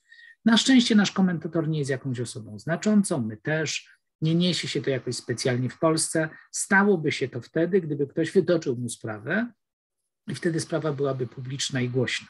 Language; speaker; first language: Polish; native; Polish